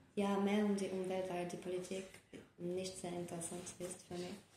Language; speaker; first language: German; non-native, learner; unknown